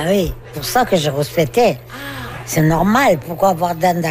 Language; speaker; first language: French; non-native, learner; Persian